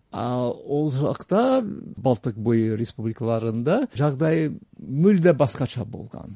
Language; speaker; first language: Kyrgyz; non-native, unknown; English